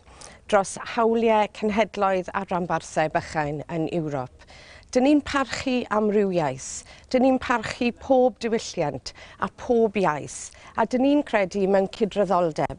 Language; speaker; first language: Welsh; non-native, local second language; English